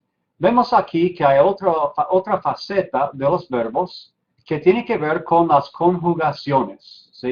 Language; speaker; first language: Spanish; non-native, fluent; English